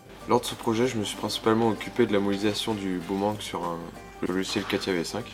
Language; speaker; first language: French; native; French